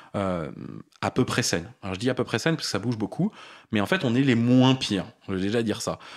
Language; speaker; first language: French; native; French